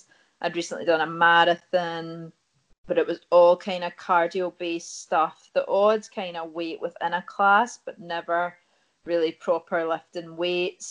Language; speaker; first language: English; native; English